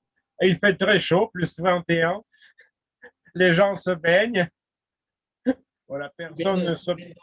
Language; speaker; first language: French; non-native, fluent; Russian